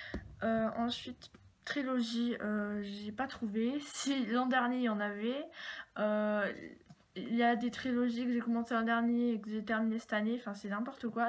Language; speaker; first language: French; native; French